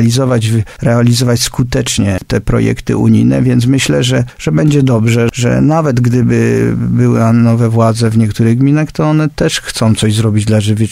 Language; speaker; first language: Polish; native; Polish